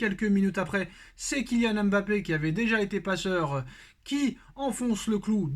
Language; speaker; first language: French; native; French